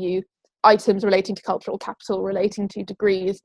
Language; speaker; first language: English; native; English